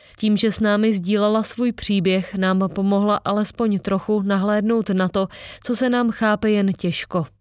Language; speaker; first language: Czech; native; Czech